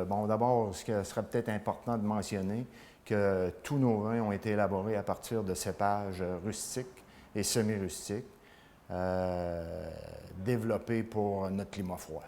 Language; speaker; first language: French; native; French